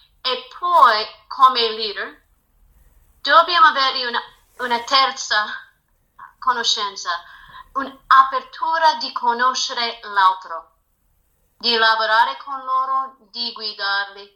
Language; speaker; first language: Italian; non-native, fluent; English